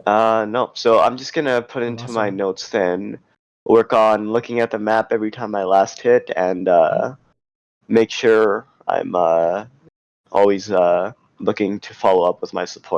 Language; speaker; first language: English; native; English